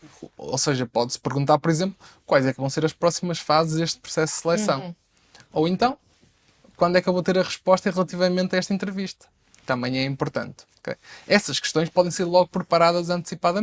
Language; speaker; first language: Portuguese; native; Portuguese